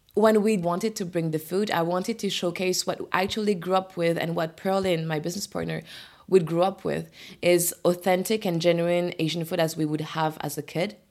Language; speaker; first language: English; non-native, fluent; French